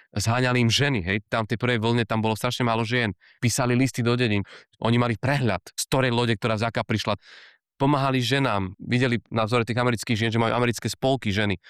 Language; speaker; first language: Slovak; native; Slovak